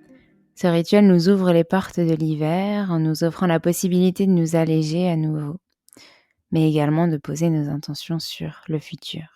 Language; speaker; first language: French; native; French